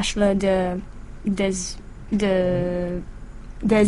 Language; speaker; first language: French; non-native, learner; English